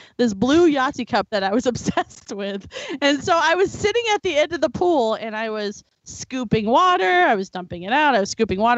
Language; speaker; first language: English; native; English